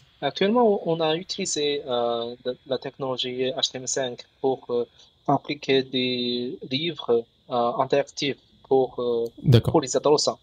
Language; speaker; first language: French; non-native, learner; Chinese